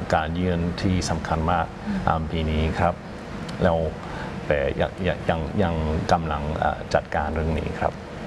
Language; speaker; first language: Thai; non-native, fluent; English